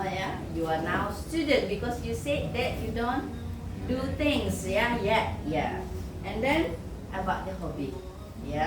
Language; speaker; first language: English; non-native, fluent; Indonesian